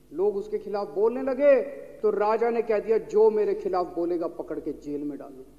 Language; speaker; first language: Hindi; native; Hindi